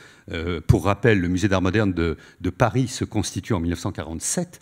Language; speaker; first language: French; native; French